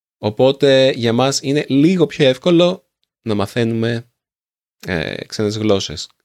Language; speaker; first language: Greek; native; Greek